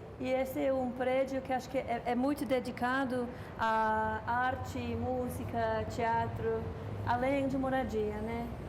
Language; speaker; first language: Portuguese; non-native, fluent; English